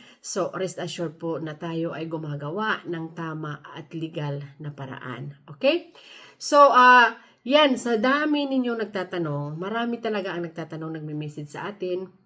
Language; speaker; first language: Filipino; native; Filipino